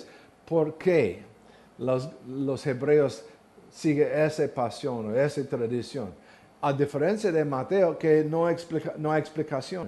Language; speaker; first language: Spanish; non-native, learner; English